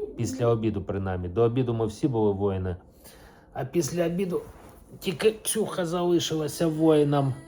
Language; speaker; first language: Ukrainian; native; Ukrainian